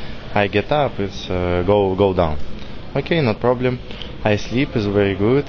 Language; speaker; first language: English; non-native, learner; Russian